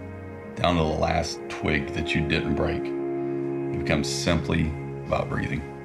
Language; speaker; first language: English; native; English